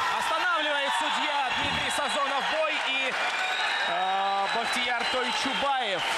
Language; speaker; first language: Russian; native; Russian